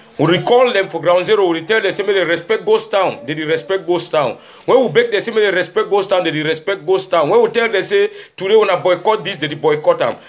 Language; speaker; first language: Nigerian Pidgin; native; Nigerian Pidgin